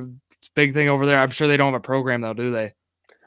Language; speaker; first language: English; native; English